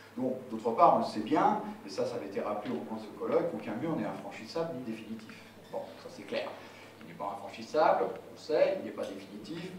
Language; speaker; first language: French; native; French